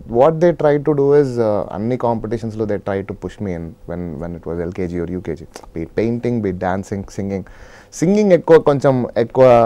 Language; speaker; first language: Telugu; native; Telugu